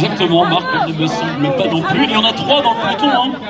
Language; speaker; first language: French; native; French